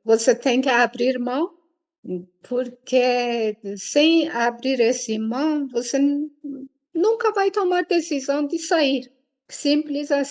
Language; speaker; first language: Portuguese; non-native, fluent; Persian